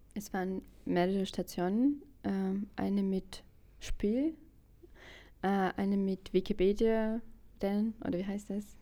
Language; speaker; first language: German; non-native, fluent; Russian